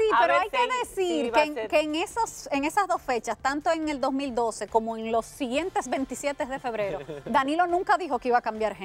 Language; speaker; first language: Spanish; native; Spanish